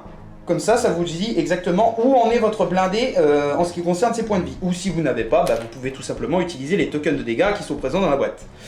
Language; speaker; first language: French; native; French